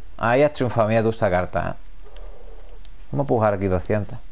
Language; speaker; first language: Spanish; native; Spanish